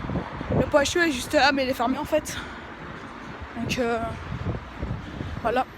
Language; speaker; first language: French; native; French